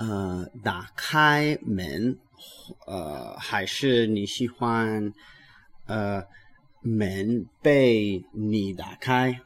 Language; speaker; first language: Chinese; non-native, learner; English